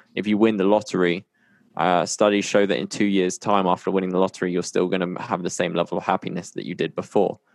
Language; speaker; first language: English; native; English